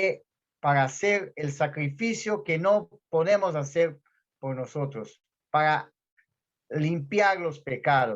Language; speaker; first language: Spanish; non-native, fluent; Portuguese